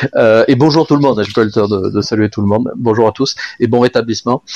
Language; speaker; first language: French; native; French